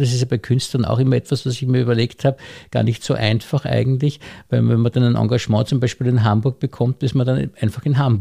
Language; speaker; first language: German; native; German